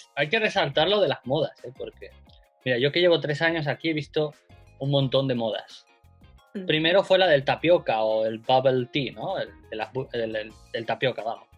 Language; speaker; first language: Spanish; native; Spanish